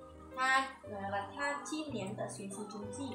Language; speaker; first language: Chinese; non-native, fluent; Vietnamese